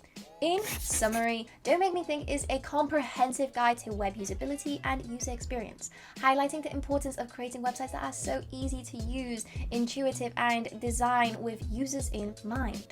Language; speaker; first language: English; non-native, fluent; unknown